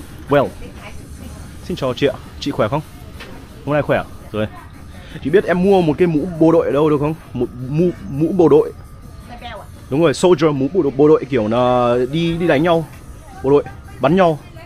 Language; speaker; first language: Vietnamese; early bilingual, heritage; Vietnamese